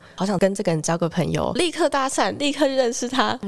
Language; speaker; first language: Chinese; native; Chinese